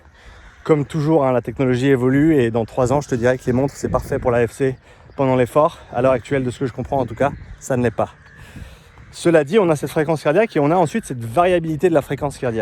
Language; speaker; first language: French; native; French